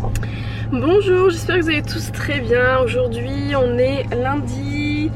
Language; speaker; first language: French; native; French